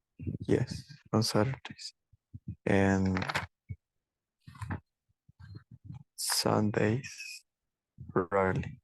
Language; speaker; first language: English; non-native, learner; Spanish